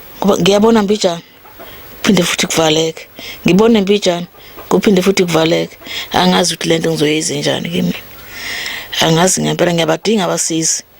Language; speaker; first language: Zulu; native; Zulu